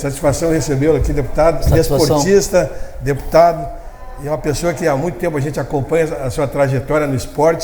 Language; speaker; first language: Portuguese; native; Portuguese